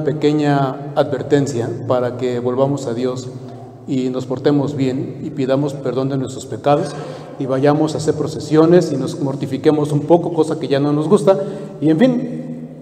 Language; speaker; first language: Spanish; native; Spanish